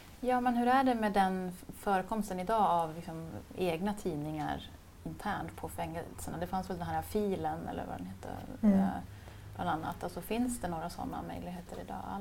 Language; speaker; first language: Swedish; native; Swedish